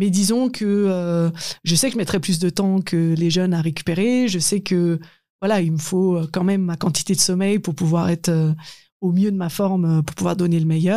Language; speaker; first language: French; native; French